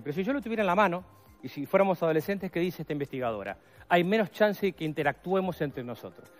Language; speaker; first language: Spanish; native; Spanish